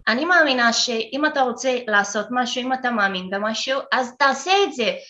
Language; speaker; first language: Hebrew; non-native, fluent; Russian